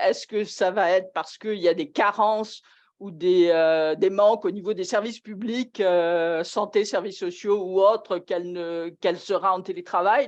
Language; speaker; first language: French; native; French